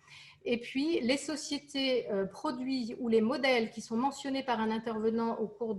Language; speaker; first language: French; native; French